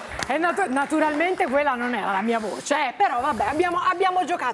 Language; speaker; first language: Italian; native; Italian